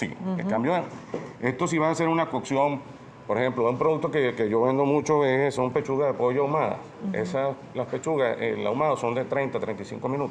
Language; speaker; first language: Spanish; native; Spanish